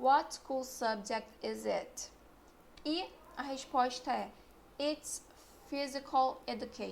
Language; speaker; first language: English; non-native, fluent; Portuguese